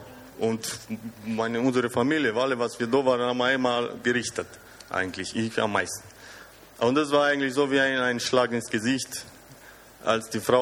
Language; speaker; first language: German; non-native, fluent; Romanian